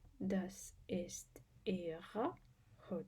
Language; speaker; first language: German; non-native, fluent; Ukrainian